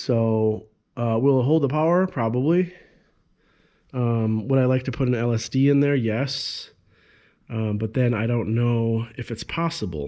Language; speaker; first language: English; native; English